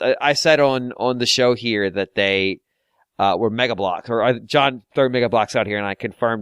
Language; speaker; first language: English; native; English